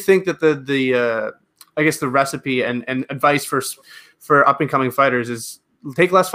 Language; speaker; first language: English; native; English